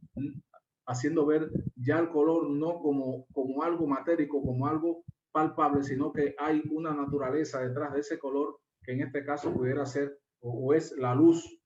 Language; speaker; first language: Spanish; native; Spanish